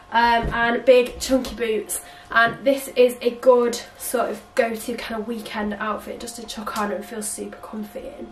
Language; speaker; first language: English; native; English